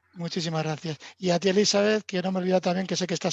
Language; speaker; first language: Spanish; native; Spanish